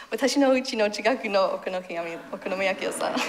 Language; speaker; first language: Japanese; non-native, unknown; English